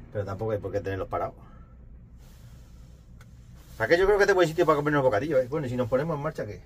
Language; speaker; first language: Spanish; native; Spanish